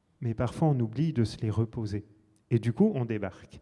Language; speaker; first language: French; native; French